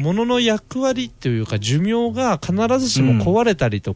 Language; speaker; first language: Japanese; native; Japanese